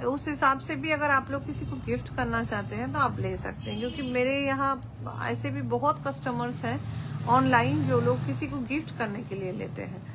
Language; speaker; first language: Hindi; non-native, local second language; Bangla